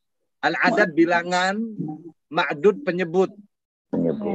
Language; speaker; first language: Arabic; non-native, fluent; Indonesian